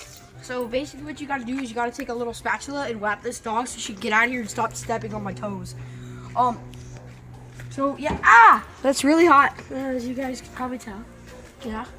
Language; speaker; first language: English; native; English